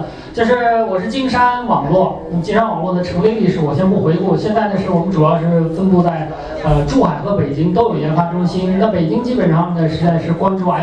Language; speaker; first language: Chinese; native; Chinese